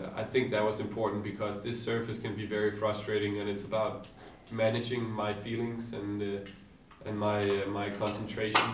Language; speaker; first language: English; non-native, fluent; Danish